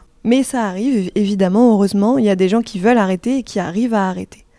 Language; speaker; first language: French; native; French